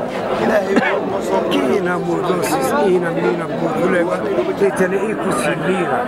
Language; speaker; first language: Greek; non-native, learner; Somali